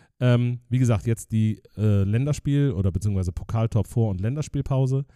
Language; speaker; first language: German; native; German